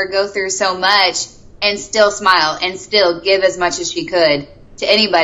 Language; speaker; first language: English; native; English